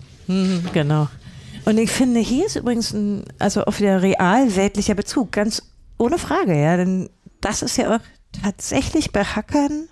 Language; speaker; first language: German; native; German